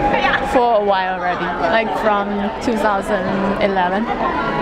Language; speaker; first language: English; non-native, fluent; Cantonese